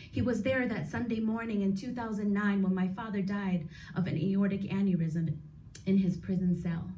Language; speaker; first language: English; native; English